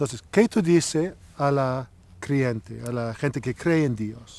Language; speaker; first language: Spanish; non-native, learner; English